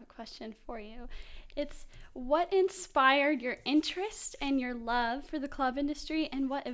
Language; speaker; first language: English; native; English